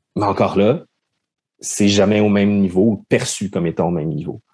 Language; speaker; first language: French; native; French